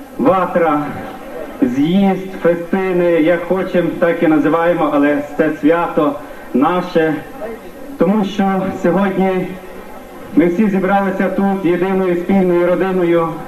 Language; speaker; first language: Ukrainian; native; Ukrainian